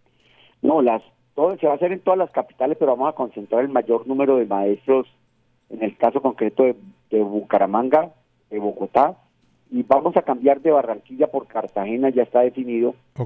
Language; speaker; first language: Spanish; native; Spanish